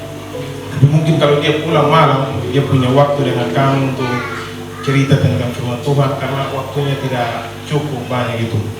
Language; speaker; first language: Indonesian; non-native, learner; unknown